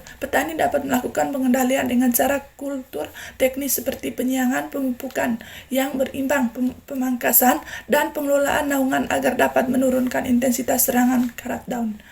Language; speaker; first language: Indonesian; non-native, learner; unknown